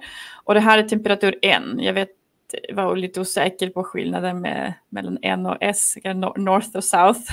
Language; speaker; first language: Swedish; non-native, fluent; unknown